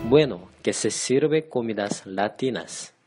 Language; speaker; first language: Spanish; non-native, fluent; Korean